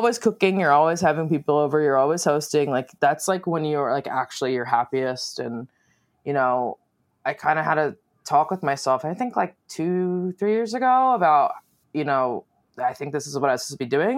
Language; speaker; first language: English; native; English